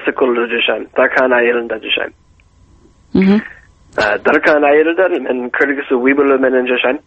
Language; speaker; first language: Kyrgyz; non-native, learner; English